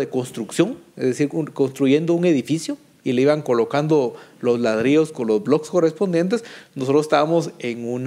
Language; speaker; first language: Spanish; native; Spanish